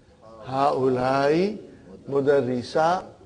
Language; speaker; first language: Arabic; non-native, fluent; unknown